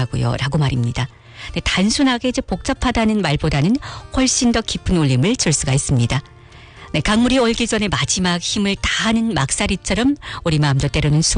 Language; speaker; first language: Korean; early bilingual, heritage; Korean